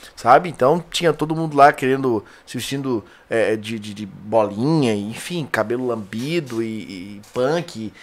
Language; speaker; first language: Portuguese; native; Portuguese